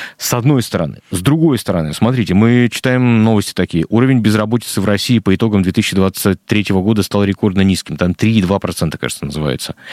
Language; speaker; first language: Russian; native; Russian